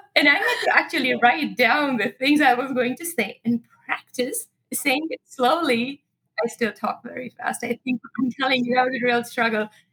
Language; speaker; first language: English; non-native, local second language; Marathi